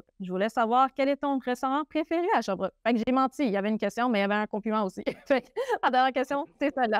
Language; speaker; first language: French; native; French